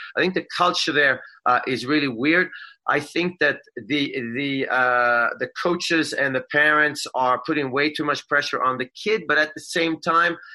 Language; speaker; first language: English; non-native, fluent; Swedish